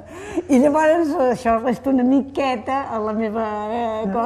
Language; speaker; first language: Catalan; native; Catalan